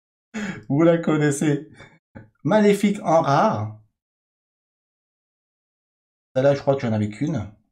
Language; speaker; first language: French; native; French